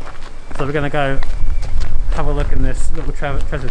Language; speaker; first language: English; native; English